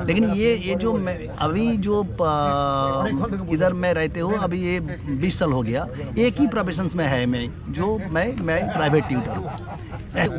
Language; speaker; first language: Hindi; non-native, local second language; Bangla